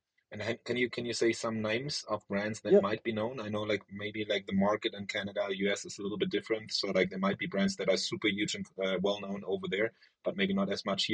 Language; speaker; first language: English; non-native, fluent; German